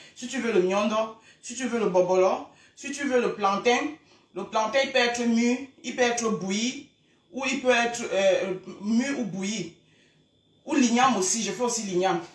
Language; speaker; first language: French; native; French